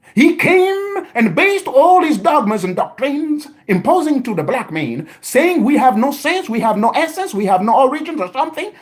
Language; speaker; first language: English; non-native, fluent; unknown